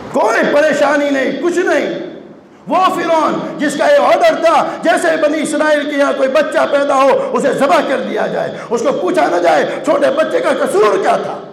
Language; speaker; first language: Urdu; non-native, local second language; Gujarati